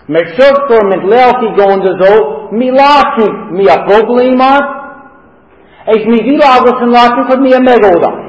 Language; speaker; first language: Hungarian; non-native, learner; English